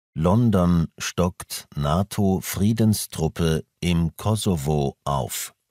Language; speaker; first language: German; native; German